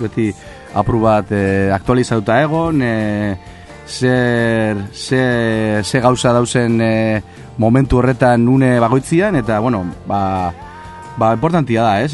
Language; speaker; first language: Basque; native; Basque